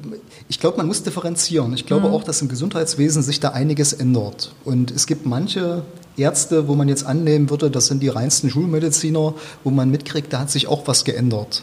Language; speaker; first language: German; native; German